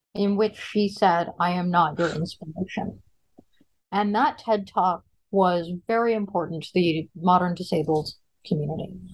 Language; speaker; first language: English; native; English